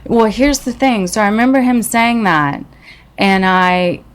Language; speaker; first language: English; native; English